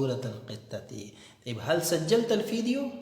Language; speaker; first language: Arabic; non-native, fluent; Urdu